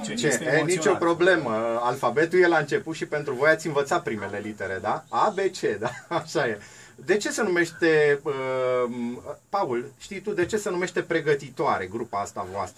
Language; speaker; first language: Romanian; native; Romanian